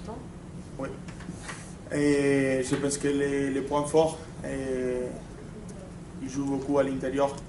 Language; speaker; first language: French; non-native, fluent; Spanish